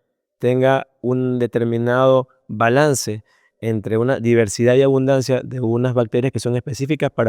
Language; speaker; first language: Spanish; native; Spanish